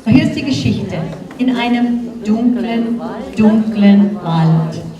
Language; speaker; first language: German; non-native, fluent; English